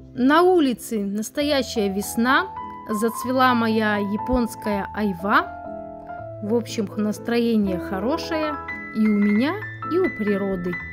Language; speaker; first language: Russian; native; Russian